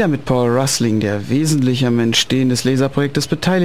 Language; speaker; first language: German; native; German